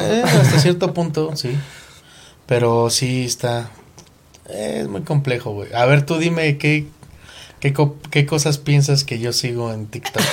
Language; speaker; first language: Spanish; native; Spanish